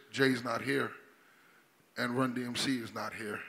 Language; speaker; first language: English; native; English